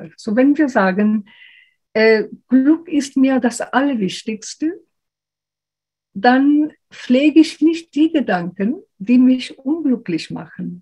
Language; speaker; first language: German; non-native, fluent; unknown